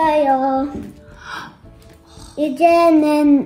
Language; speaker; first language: Korean; early bilingual, heritage; Korean